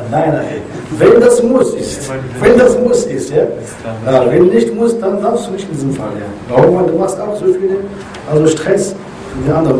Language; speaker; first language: German; non-native, learner; Arabic